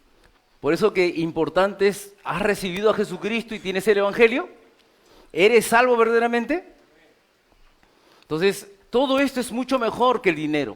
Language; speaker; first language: Spanish; native; Spanish